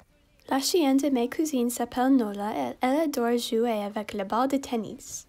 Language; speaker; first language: French; non-native, learner; English